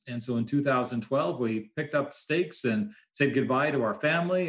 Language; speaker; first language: English; native; English